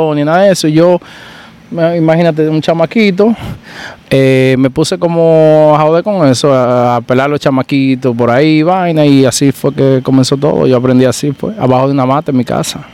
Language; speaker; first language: Spanish; native; Spanish